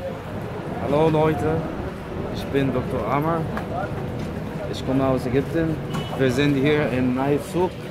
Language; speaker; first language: German; non-native, learner; Arabic